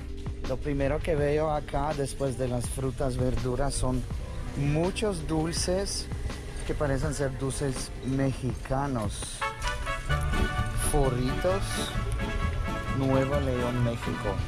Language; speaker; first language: Spanish; non-native, fluent; Russian